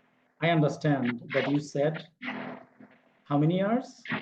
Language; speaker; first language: English; non-native, fluent; Bangla